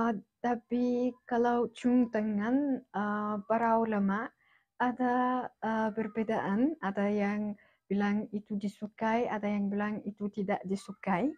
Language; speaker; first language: Indonesian; non-native, fluent; Arabic